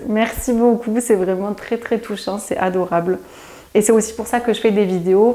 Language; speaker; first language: French; native; French